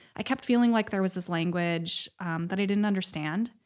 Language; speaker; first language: English; native; English